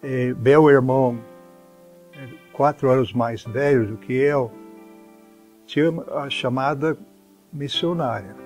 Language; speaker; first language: Portuguese; non-native, fluent; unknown